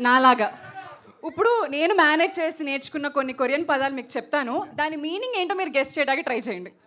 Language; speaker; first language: Telugu; native; Telugu